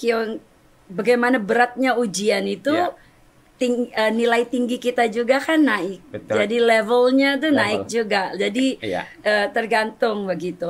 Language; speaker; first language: Indonesian; non-native, fluent; German